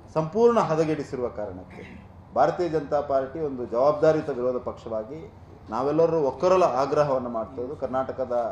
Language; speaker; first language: Kannada; non-native, local second language; Tulu